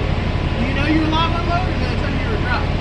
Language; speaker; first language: English; native; English